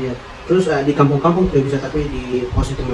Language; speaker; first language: Indonesian; non-native, local second language; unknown